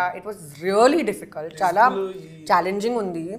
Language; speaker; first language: Telugu; non-native, learner; Hindi